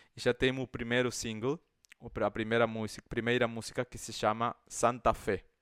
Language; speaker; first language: Portuguese; non-native, fluent; Spanish